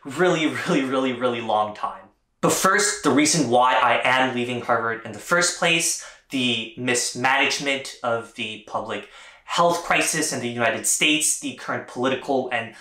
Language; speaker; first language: English; native; English